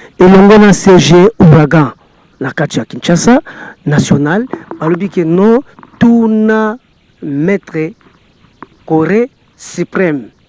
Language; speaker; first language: Lingala; non-native, local second language; Kongo